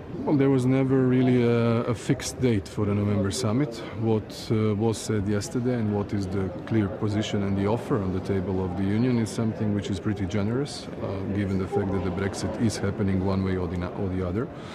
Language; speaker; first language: English; non-native, fluent; Croatian